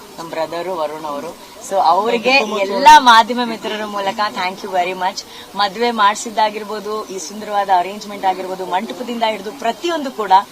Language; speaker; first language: Kannada; non-native, local second language; Tulu